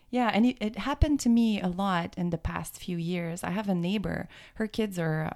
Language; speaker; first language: English; native; English